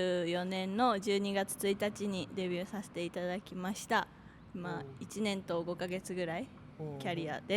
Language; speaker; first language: Japanese; native; Japanese